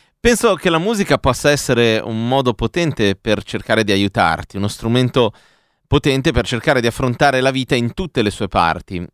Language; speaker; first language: Italian; native; Italian